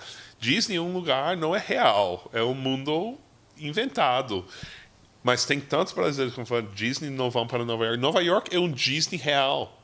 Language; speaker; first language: Portuguese; non-native, fluent; English